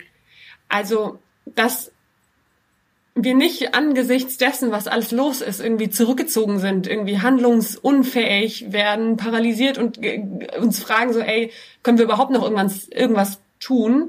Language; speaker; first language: German; native; German